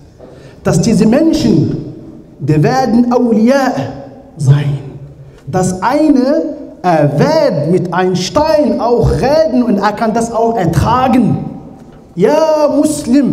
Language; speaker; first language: German; non-native, learner; Arabic